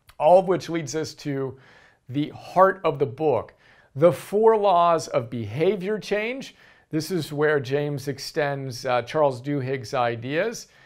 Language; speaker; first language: English; native; English